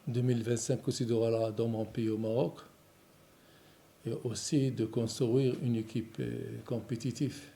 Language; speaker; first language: French; non-native, local second language; Arabic